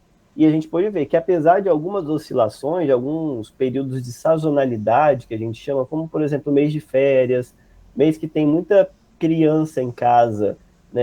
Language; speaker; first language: Portuguese; native; Portuguese